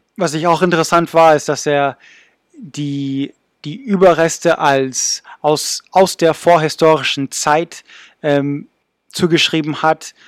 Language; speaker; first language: German; non-native, fluent; English